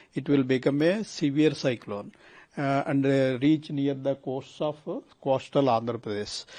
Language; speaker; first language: English; non-native, local second language; Telugu